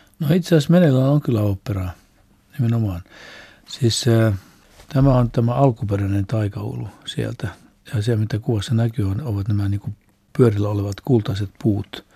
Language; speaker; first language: Finnish; non-native, local second language; Swedish